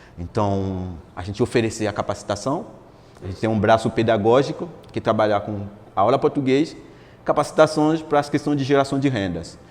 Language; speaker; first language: Portuguese; non-native, fluent; Haitian Creole